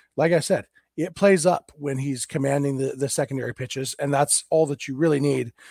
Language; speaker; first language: English; native; English